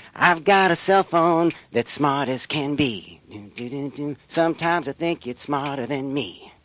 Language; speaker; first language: English; native; English